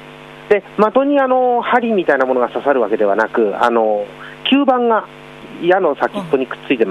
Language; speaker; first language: Japanese; native; Japanese